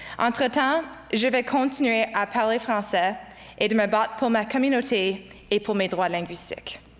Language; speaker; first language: French; non-native, local second language; English